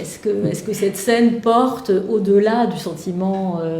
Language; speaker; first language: French; native; French